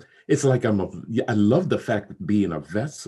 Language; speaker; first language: English; native; English